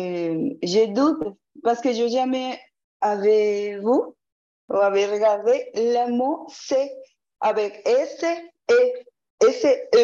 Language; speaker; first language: French; non-native, learner; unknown